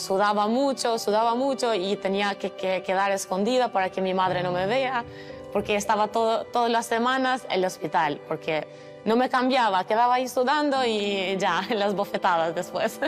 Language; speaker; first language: Spanish; non-native, fluent; Albanian